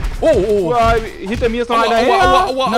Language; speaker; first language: German; native; German